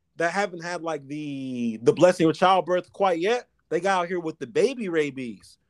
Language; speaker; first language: English; native; English